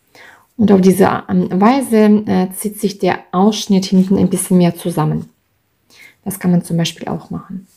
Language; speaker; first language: German; non-native, fluent; Russian